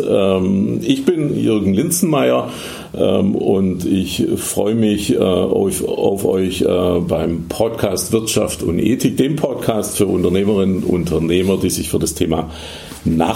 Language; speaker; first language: German; native; German